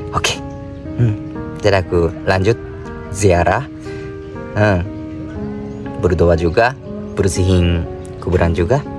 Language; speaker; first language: Indonesian; non-native, fluent; Japanese